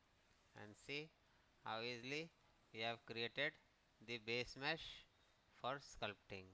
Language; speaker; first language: English; non-native, local second language; Hindi